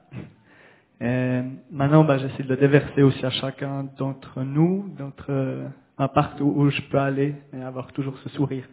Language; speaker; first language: French; native; French